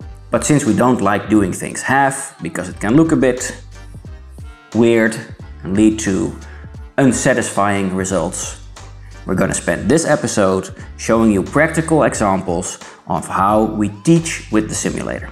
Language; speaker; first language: English; non-native, fluent; Dutch